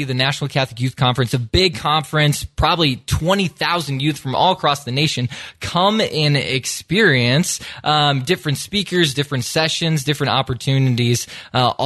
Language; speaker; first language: English; native; English